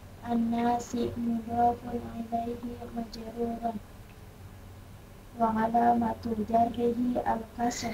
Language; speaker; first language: Arabic; non-native, learner; Indonesian